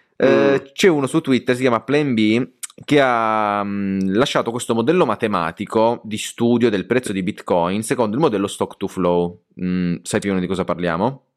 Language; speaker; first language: Italian; native; Italian